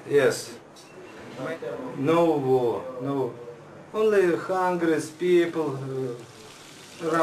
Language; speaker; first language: English; non-native, learner; Russian